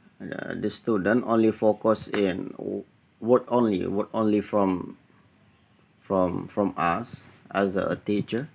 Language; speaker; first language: English; non-native, learner; Indonesian